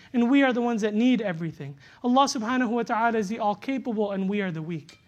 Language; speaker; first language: English; native; English